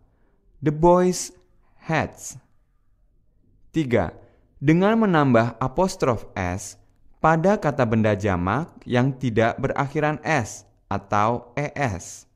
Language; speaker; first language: Indonesian; native; Indonesian